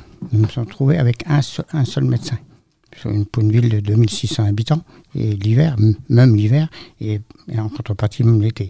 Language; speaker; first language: French; native; French